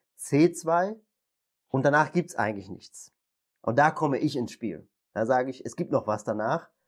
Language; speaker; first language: German; native; German